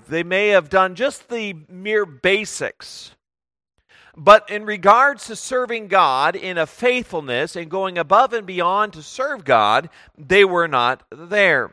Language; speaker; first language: English; native; English